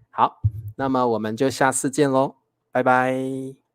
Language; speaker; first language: Chinese; native; Chinese